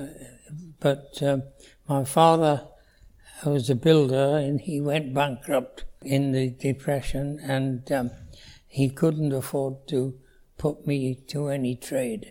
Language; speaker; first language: English; native; English